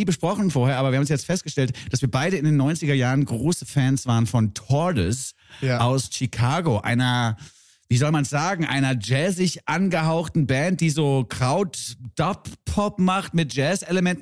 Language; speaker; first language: German; native; German